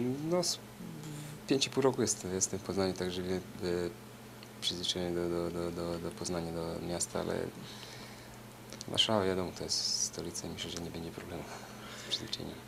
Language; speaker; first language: Polish; non-native, fluent; Serbian